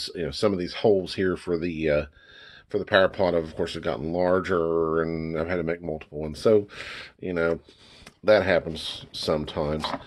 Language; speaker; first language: English; native; English